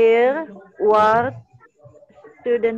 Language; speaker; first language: German; non-native, learner; Indonesian